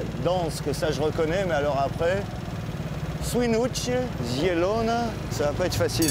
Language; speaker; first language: French; native; French